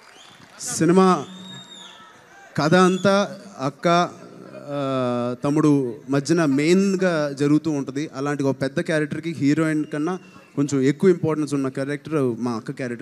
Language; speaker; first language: Telugu; native; Telugu